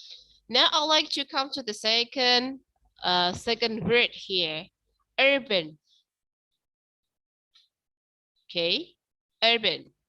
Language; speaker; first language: English; non-native, fluent; Indonesian